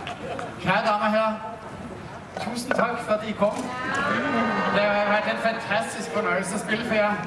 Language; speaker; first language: Danish; native; Danish